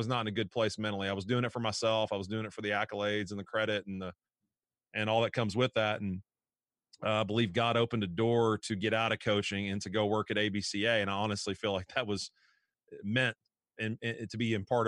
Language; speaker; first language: English; native; English